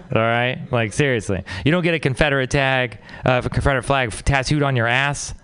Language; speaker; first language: English; native; English